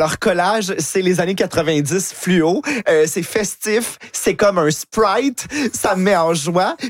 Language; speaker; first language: French; native; French